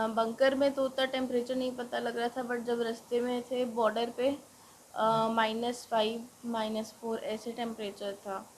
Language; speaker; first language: Hindi; native; Hindi